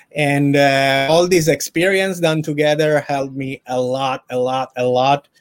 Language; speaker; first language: English; non-native, fluent; Italian